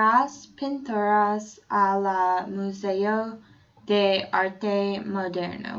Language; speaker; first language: Spanish; non-native, learner; English